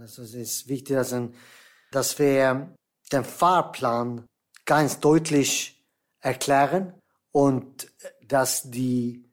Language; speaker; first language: German; non-native, fluent; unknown